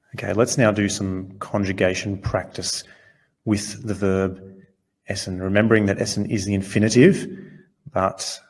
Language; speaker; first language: English; native; English